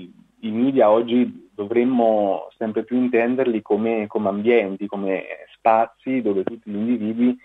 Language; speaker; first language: Italian; native; Italian